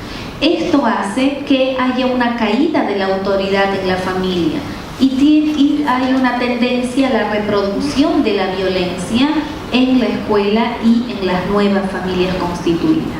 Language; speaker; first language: Spanish; native; Spanish